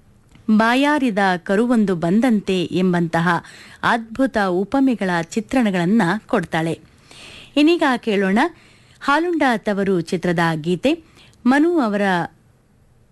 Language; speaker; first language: Kannada; native; Kannada